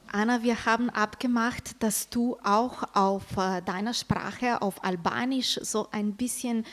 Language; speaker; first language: German; non-native, fluent; Slovenian